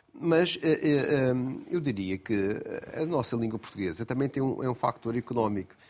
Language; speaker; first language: Portuguese; native; Portuguese